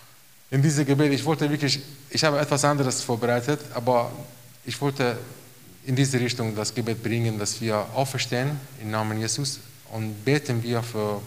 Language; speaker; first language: German; non-native, fluent; Romanian